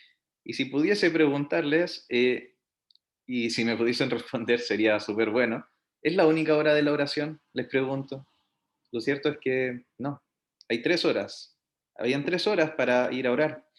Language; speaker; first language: Spanish; native; Spanish